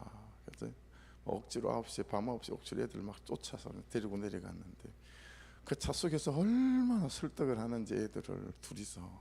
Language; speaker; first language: Korean; native; Korean